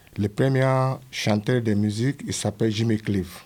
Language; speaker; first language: French; non-native, learner; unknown